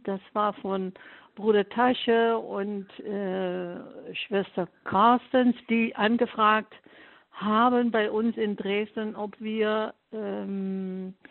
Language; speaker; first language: German; non-native, fluent; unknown